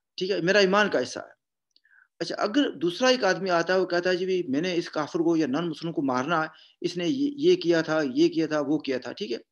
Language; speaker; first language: Urdu; non-native, local second language; Punjabi